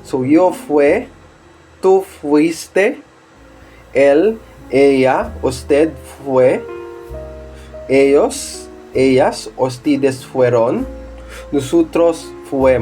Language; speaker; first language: Spanish; non-native, fluent; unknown